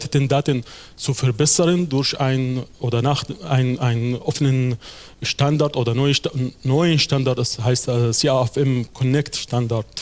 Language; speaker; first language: German; non-native, fluent; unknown